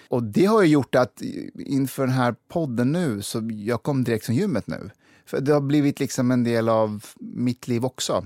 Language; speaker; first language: Swedish; early bilingual, other home language; Persian